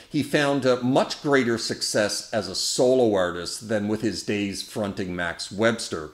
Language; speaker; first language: English; native; English